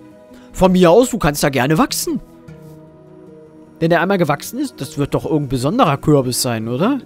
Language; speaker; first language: German; native; German